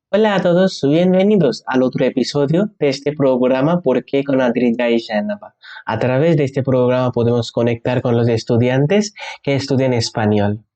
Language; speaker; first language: Spanish; non-native, learner; Bangla